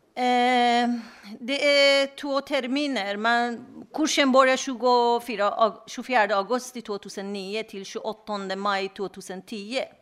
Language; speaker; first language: Swedish; non-native, fluent; Persian